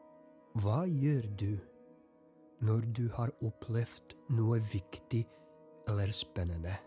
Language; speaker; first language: Norwegian; non-native, fluent; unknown